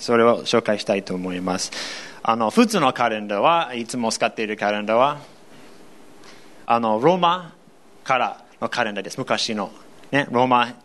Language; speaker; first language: Japanese; non-native, fluent; English